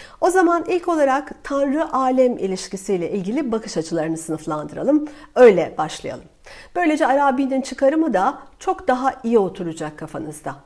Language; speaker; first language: Turkish; native; Turkish